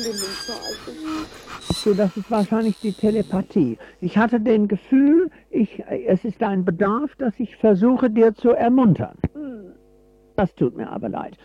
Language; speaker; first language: German; non-native, fluent; English